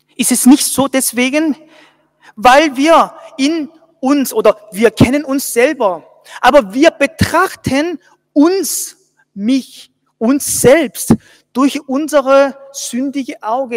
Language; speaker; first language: German; non-native, fluent; Korean